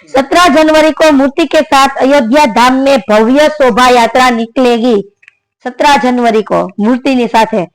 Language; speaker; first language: Hindi; non-native, local second language; Gujarati